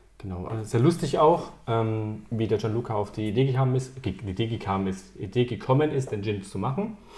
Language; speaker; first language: German; early bilingual, other home language; Italian